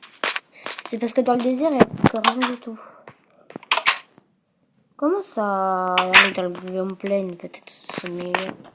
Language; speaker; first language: French; native; French